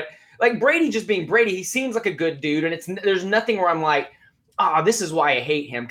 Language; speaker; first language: English; native; English